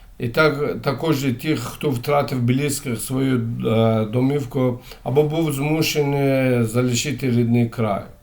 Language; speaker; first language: Ukrainian; non-native, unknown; Azerbaijani